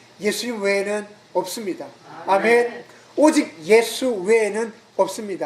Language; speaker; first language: Korean; native; Korean